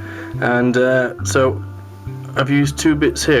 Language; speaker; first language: English; native; English